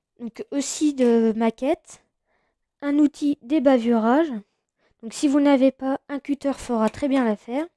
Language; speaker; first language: French; native; French